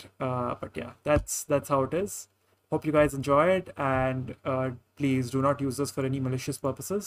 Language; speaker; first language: English; non-native, local second language; Hindi